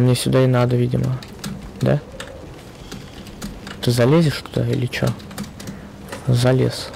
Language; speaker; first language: Russian; native; Russian